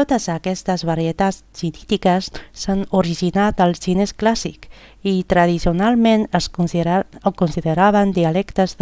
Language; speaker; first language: Catalan; non-native, fluent; Chinese